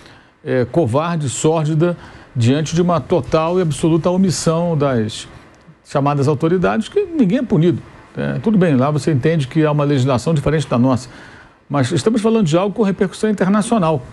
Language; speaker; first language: Portuguese; native; Portuguese